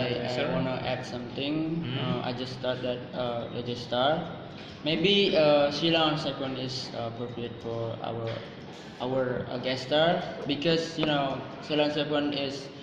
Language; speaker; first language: English; non-native, learner; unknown